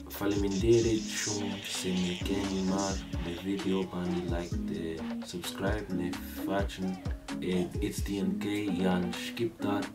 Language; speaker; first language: Albanian; non-native, learner; English